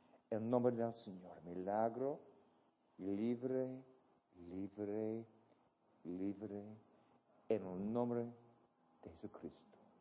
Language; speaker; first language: Spanish; non-native, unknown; English